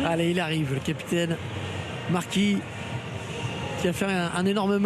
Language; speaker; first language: French; native; French